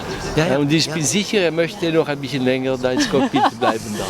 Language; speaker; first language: German; non-native, local second language; French